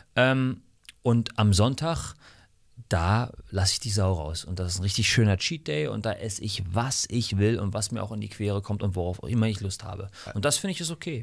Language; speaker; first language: German; non-native, fluent; English